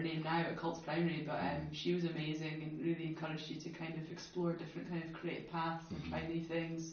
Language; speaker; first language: English; native; English